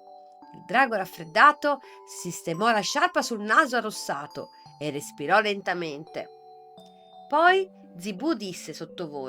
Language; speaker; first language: Italian; native; Italian